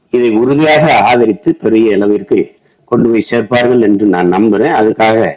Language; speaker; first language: Tamil; native; Tamil